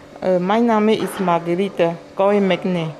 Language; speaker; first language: German; non-native, learner; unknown